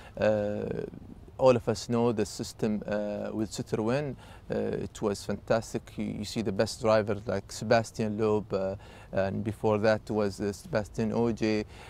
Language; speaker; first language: English; non-native, fluent; Arabic